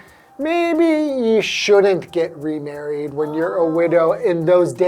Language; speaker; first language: English; native; English